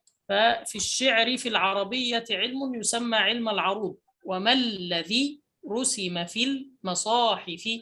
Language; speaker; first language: Arabic; native; Arabic